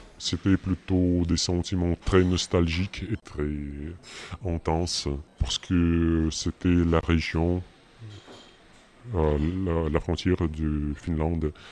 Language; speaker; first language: French; non-native, fluent; Russian